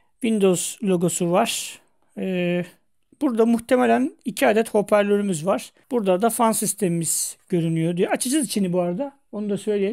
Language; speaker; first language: Turkish; native; Turkish